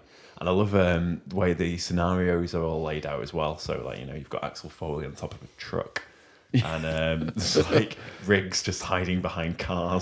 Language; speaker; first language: English; native; English